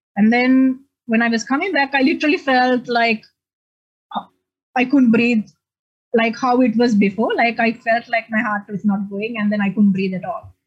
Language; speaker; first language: English; non-native, local second language; Sinhala